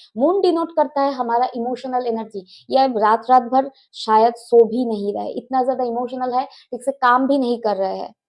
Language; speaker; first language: Hindi; non-native, local second language; Bangla